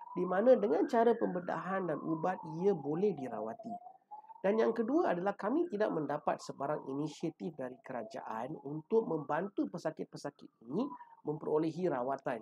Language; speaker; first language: Malay; native; Malay